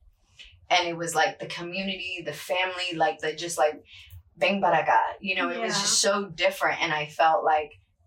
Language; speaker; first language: English; early bilingual, other home language; Spanish